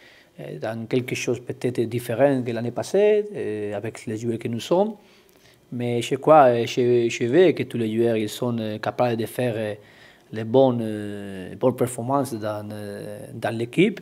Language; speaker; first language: French; non-native, learner; Spanish